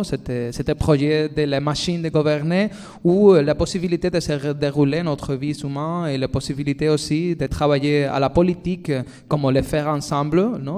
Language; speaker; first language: French; non-native, fluent; Spanish